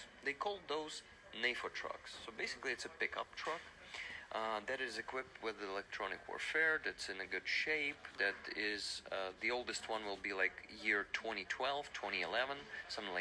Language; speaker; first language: English; non-native, fluent; Ukrainian